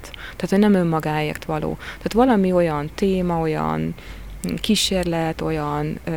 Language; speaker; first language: Hungarian; native; Hungarian